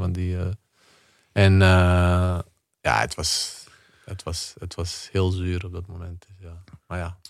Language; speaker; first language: Dutch; early bilingual, other home language; Bosnian